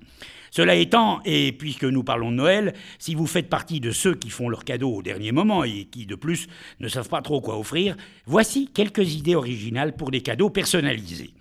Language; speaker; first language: French; native; French